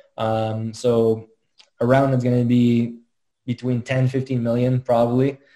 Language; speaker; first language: English; native; English